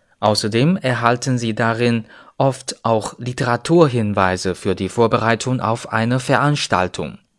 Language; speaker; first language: German; non-native, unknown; Chinese